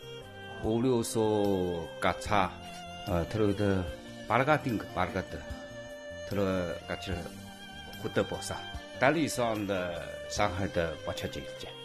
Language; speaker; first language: Mongolian; non-native, local second language; Chinese